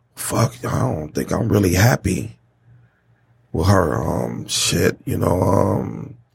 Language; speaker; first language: English; native; English